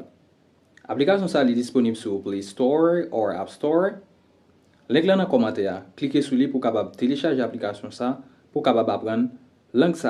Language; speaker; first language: French; non-native, learner; Haitian Creole